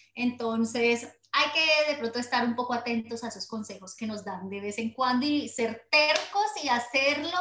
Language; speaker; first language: Spanish; native; Spanish